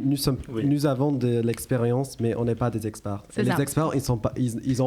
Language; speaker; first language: French; non-native, learner; English